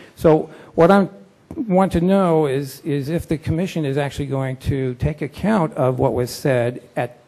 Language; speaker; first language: English; native; English